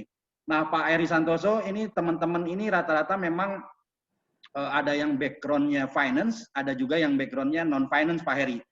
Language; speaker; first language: Indonesian; native; Indonesian